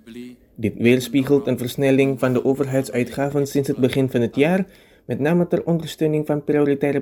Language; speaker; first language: Dutch; non-native, fluent; Indonesian